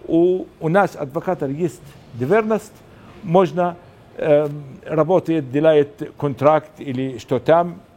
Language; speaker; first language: Russian; non-native, learner; Arabic